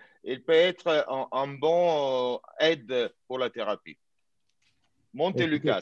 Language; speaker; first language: French; non-native, fluent; Italian